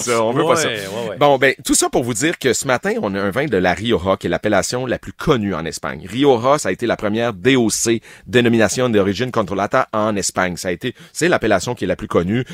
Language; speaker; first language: French; native; French